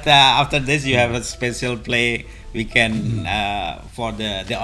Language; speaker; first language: English; non-native, learner; Indonesian